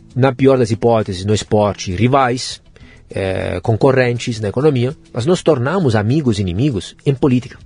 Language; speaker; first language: Portuguese; non-native, fluent; Italian